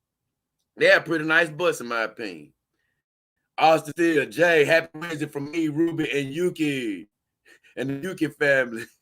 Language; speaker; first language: English; native; English